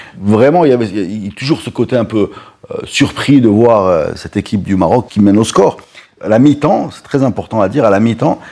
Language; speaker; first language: French; non-native, local second language; Arabic